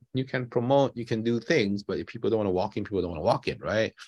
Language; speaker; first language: English; non-native, local second language; Chinese